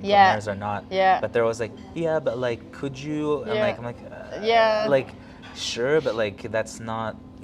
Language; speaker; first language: English; native; English